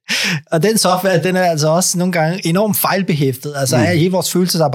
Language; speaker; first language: Danish; native; Danish